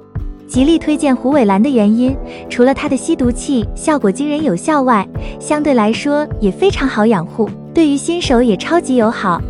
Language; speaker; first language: Chinese; native; Chinese